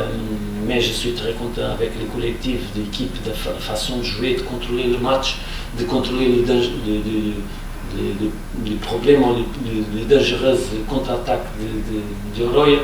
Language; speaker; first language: French; non-native, fluent; Portuguese